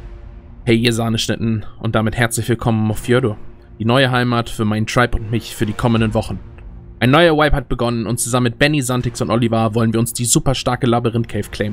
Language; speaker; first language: German; native; German